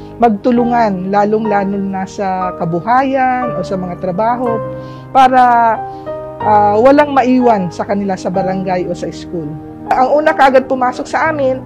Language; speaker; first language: Filipino; native; Filipino